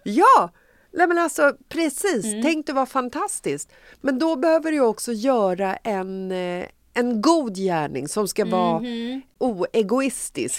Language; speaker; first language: Swedish; native; Swedish